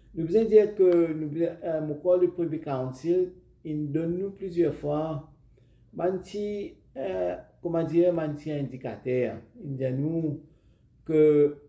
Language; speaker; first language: French; non-native, local second language; Morisyen